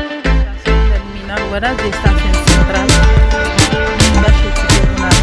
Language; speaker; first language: Spanish; non-native, learner; Haitian Creole